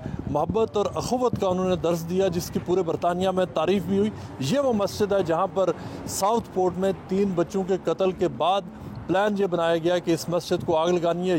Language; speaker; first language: Urdu; native; Urdu